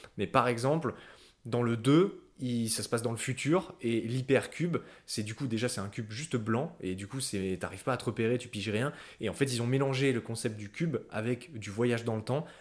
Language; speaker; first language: French; native; French